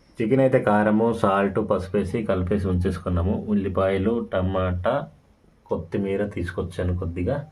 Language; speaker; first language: Telugu; native; Telugu